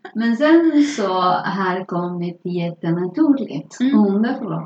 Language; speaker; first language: Swedish; non-native, fluent; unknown